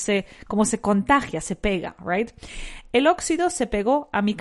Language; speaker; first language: Spanish; native; Spanish